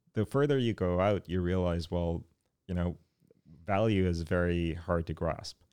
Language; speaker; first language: English; non-native, local second language; Urdu